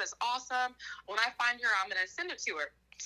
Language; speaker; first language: English; native; English